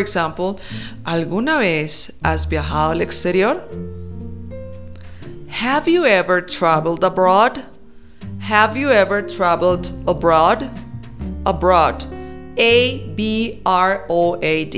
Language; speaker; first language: English; non-native, fluent; Spanish